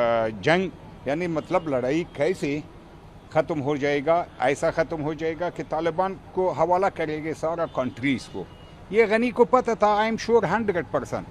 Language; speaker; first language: Hindi; non-native, fluent; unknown